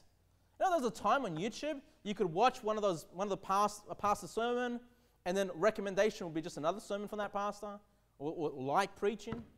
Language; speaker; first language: English; native; English